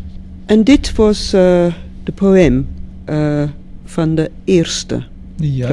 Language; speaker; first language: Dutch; non-native, learner; English